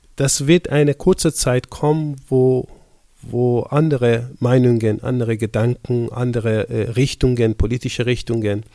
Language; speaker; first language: German; non-native, fluent; Persian